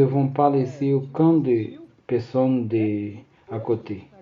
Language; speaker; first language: French; non-native, learner; Portuguese